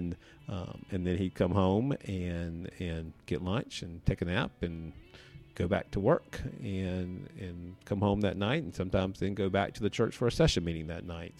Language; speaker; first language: English; native; English